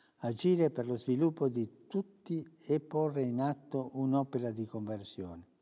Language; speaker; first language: Italian; early bilingual, heritage; Spanish